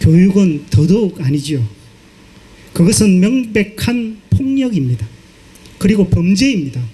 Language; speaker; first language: Korean; native; Korean